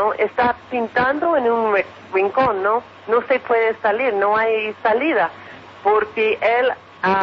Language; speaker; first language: Spanish; non-native, fluent; English